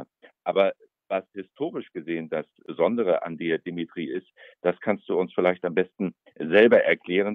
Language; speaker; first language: German; native; German